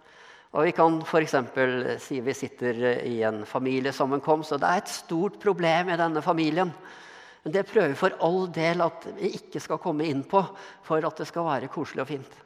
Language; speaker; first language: Norwegian; native; Norwegian